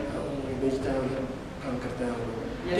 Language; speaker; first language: Hindi; non-native, learner; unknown